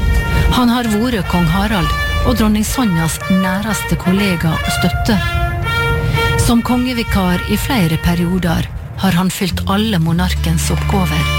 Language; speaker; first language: Norwegian; native; Norwegian